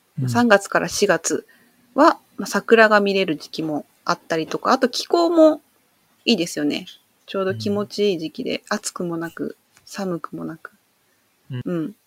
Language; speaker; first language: Japanese; native; Japanese